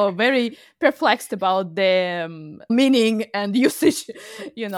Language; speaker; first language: English; non-native, fluent; Russian